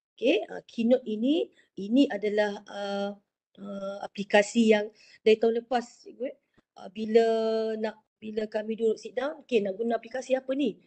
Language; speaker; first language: Malay; native; Malay